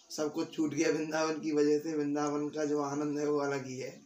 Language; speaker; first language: Hindi; native; Hindi